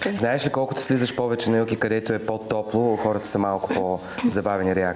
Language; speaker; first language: Bulgarian; native; Bulgarian